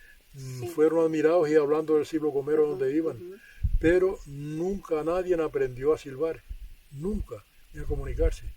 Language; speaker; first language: Spanish; native; Spanish